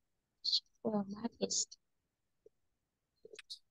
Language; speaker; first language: English; non-native, learner; Vietnamese